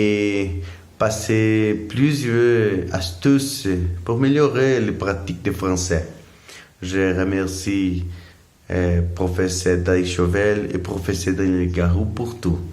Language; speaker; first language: French; non-native, learner; Portuguese